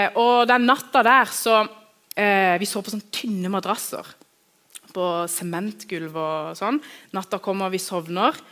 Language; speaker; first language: Norwegian; early bilingual, other home language; Kurdish